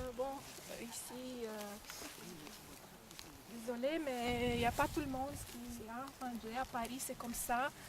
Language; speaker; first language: French; non-native, fluent; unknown